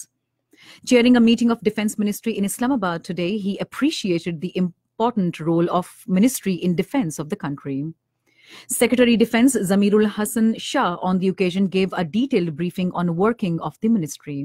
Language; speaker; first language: English; non-native, local second language; Urdu